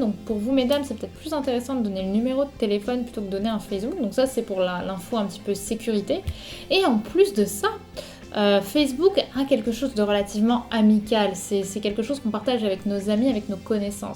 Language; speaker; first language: French; native; French